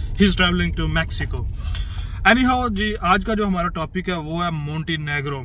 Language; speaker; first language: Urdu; non-native, local second language; Punjabi